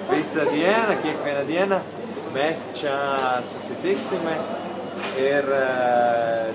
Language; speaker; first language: Lithuanian; non-native, learner; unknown